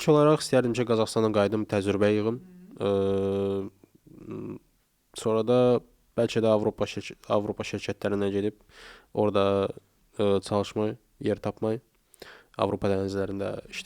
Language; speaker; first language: Azerbaijani; non-native, fluent; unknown